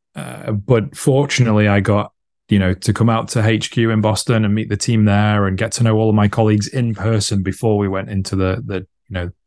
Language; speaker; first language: English; native; English